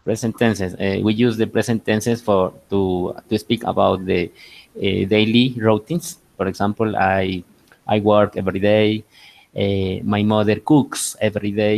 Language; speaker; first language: English; non-native, learner; Spanish